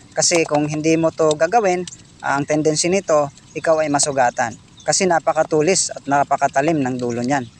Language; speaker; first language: Filipino; non-native, local second language; Cebuano